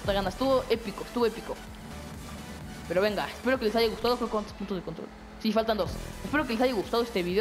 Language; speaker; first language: Spanish; native; Spanish